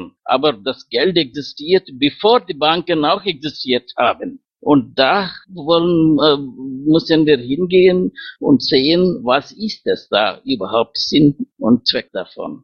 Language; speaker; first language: German; non-native, fluent; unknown